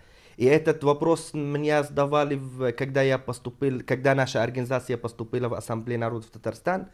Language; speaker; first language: Russian; non-native, fluent; Arabic